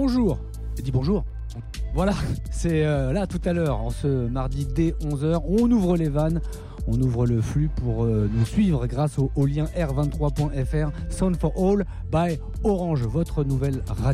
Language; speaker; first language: French; native; French